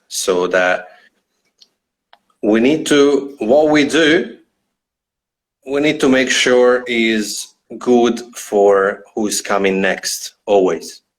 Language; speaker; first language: English; non-native, fluent; Italian